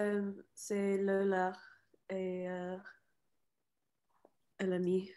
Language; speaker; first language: French; non-native, learner; English